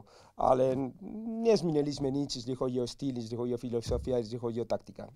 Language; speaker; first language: Polish; non-native, learner; Spanish